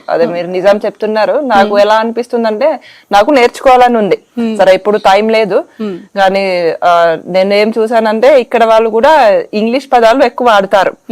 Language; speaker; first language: Telugu; non-native, fluent; Finnish